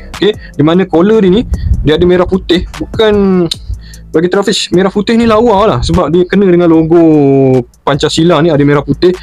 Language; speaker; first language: Malay; native; Malay